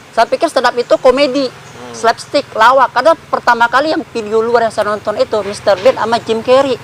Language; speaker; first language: Indonesian; non-native, local second language; Minangkabau